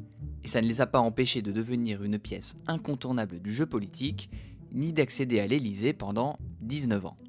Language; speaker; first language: French; native; French